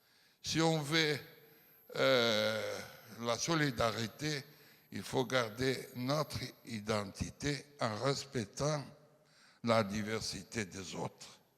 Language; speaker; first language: French; non-native, fluent; Portuguese